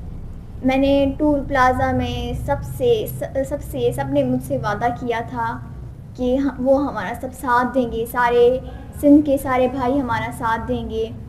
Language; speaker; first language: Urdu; non-native, local second language; Sindhi